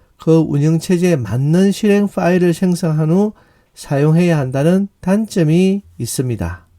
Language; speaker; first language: Korean; native; Korean